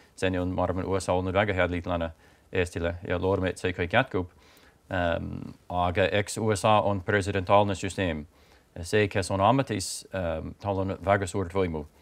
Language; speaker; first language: Estonian; non-native, fluent; English